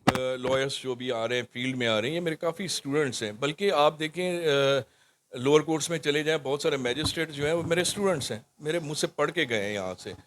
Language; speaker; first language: Urdu; non-native, local second language; Sindhi